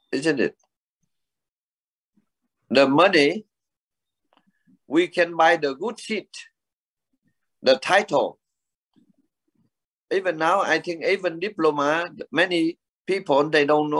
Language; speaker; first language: English; non-native, learner; Vietnamese